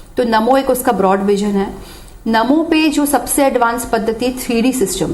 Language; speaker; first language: Hindi; native; Hindi